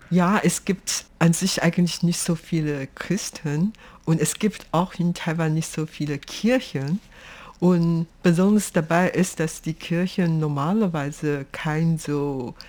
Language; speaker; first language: German; non-native, fluent; Chinese